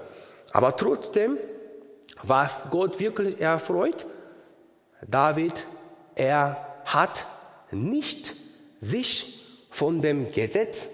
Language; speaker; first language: German; non-native, learner; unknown